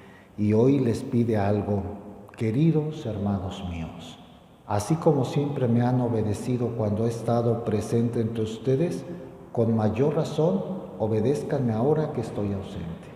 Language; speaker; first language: Spanish; native; Spanish